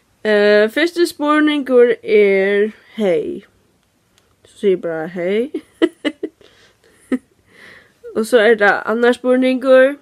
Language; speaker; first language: Norwegian; non-native, learner; Faroese